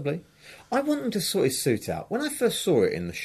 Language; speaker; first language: English; native; English